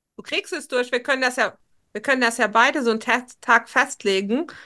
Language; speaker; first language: German; non-native, local second language; Luxembourgish